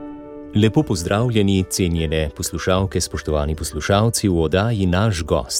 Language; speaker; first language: Slovenian; native; Slovenian